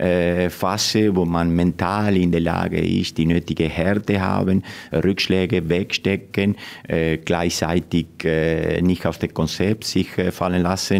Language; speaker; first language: German; non-native, fluent; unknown